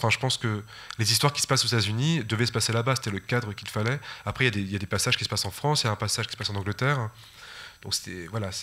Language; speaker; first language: French; native; French